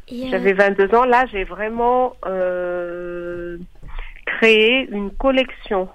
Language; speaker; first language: French; non-native, local second language; Malagasy